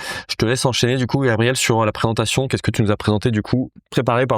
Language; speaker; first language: French; native; French